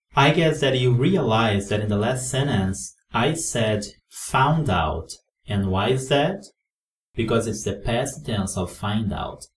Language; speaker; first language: English; non-native, fluent; Portuguese